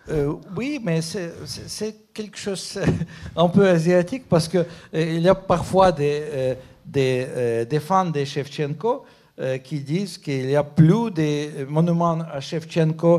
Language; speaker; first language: French; non-native, fluent; Ukrainian